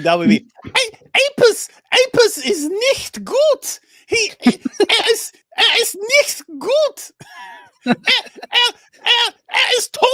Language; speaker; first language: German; non-native, learner; English